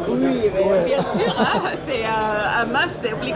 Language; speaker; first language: French; non-native, fluent; German